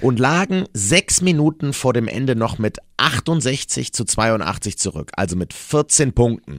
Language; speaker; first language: German; native; German